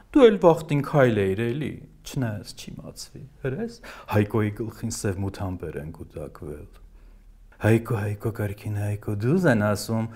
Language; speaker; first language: Armenian; native; Armenian